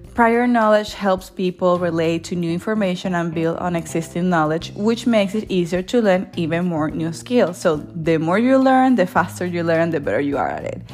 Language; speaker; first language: English; non-native, fluent; Spanish